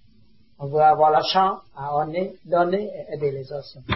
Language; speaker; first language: French; non-native, learner; Vietnamese